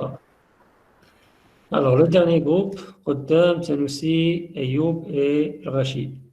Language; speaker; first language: French; non-native, local second language; Arabic